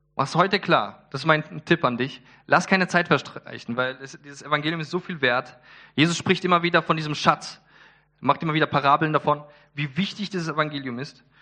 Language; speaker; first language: German; early bilingual, other home language; Polish